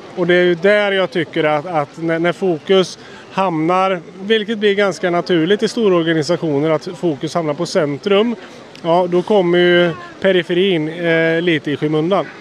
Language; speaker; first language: Swedish; native; Swedish